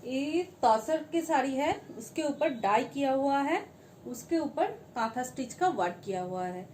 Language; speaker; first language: Hindi; non-native, local second language; Bangla